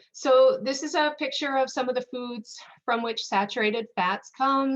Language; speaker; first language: English; native; English